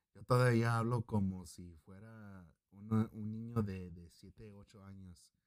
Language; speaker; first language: Spanish; early bilingual, heritage; Spanish